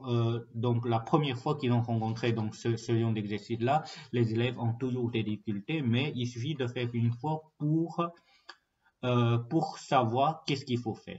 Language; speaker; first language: French; non-native, fluent; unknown